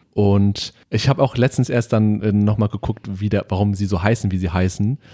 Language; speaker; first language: German; early bilingual, other home language; Vietnamese